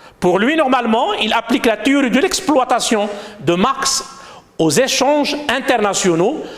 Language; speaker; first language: French; non-native, local second language; Arabic